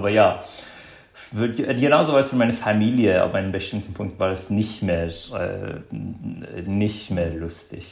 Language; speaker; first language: German; non-native, fluent; Persian